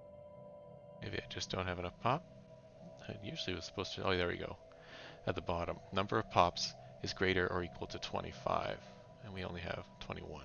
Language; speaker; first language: English; native; English